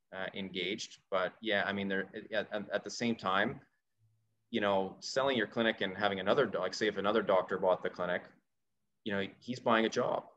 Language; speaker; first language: English; native; English